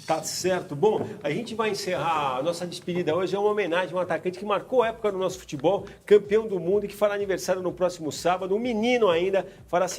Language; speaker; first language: Portuguese; native; Portuguese